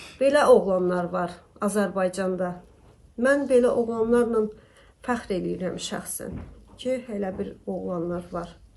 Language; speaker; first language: Azerbaijani; native; Azerbaijani